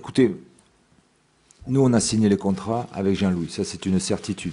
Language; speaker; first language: French; native; French